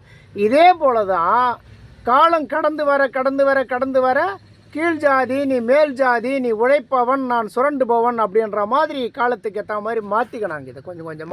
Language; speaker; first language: Tamil; native; Tamil